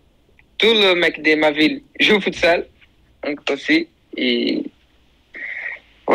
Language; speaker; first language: French; non-native, learner; Portuguese